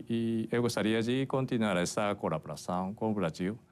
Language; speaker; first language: Portuguese; non-native, fluent; Japanese